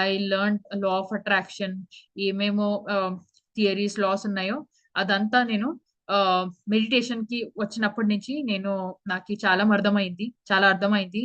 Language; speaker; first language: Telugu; early bilingual, heritage; Telugu